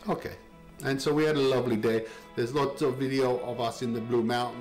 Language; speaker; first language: English; native; English